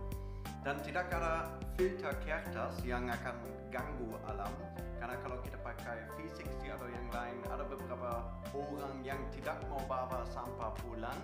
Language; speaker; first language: Indonesian; non-native, fluent; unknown